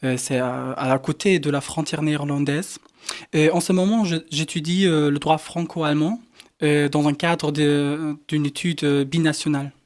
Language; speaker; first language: French; non-native, fluent; German